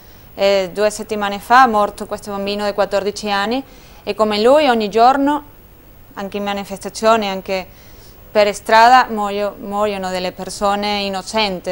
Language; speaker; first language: Italian; non-native, fluent; Spanish